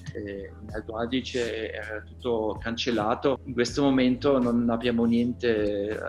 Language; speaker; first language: Italian; non-native, learner; German